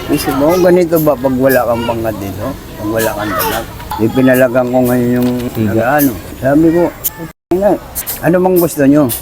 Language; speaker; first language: Filipino; non-native, local second language; Waray